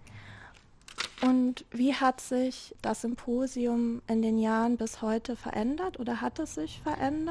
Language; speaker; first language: German; native; German